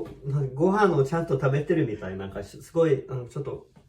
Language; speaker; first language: Japanese; non-native, fluent; Swedish